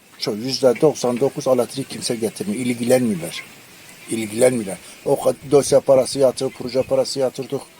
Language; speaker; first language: Turkish; native; Turkish